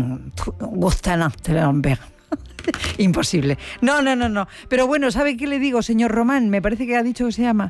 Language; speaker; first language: Spanish; native; Spanish